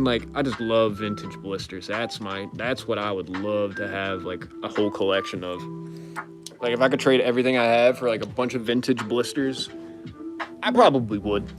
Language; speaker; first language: English; native; English